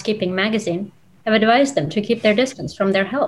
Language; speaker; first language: English; non-native, fluent; Russian